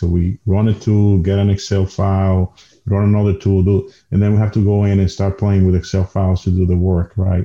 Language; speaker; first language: English; non-native, fluent; Spanish